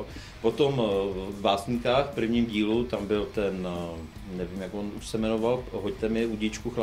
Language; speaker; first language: Czech; native; Czech